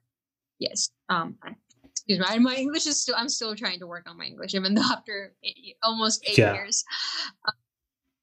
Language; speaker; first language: English; non-native, fluent; Chinese